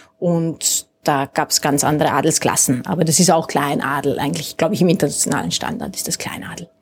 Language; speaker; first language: German; early bilingual, other home language; Hungarian